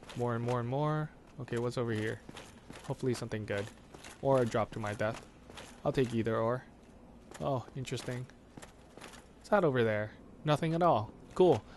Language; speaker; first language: English; non-native, local second language; Cantonese